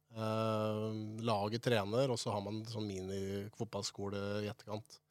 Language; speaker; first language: Norwegian; native; Norwegian